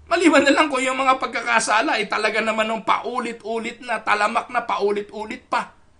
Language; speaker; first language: Filipino; native; Filipino